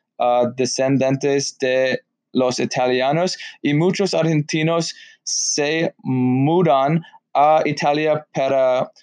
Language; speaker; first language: Spanish; non-native, learner; English